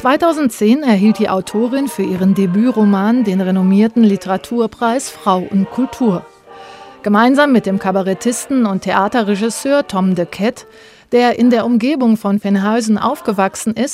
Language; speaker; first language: German; native; German